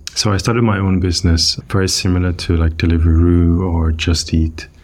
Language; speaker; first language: English; non-native, local second language; Yoruba